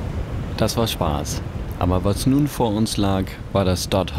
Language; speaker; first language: German; native; German